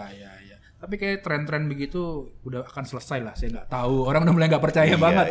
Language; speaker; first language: Indonesian; native; Indonesian